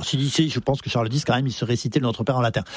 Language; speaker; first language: French; native; French